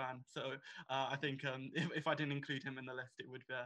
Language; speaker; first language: English; native; English